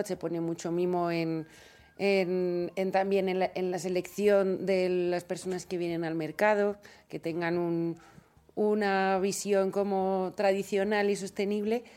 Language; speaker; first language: Spanish; native; Spanish